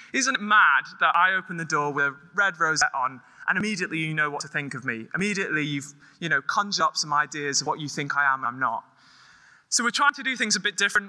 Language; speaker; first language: English; native; English